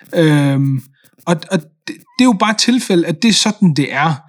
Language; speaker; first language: Danish; native; Danish